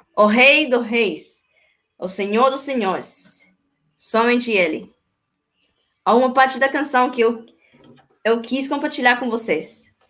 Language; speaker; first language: Portuguese; non-native, learner; Spanish